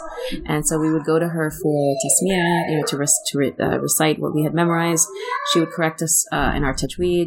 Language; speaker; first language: English; native; English